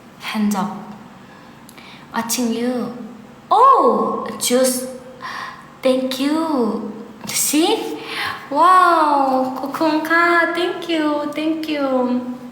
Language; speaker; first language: English; non-native, learner; Thai